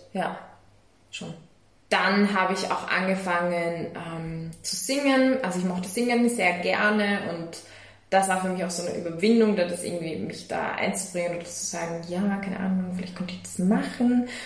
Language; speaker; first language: German; native; German